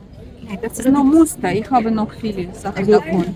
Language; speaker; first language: German; non-native, fluent; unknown